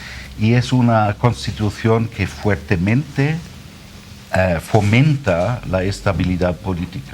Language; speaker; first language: Spanish; non-native, fluent; German